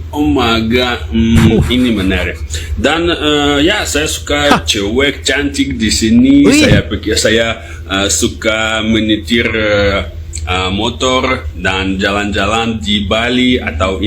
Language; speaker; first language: Indonesian; non-native, learner; Russian